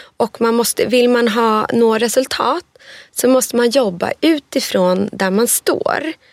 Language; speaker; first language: Swedish; native; Swedish